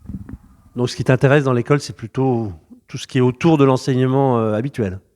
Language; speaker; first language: French; native; French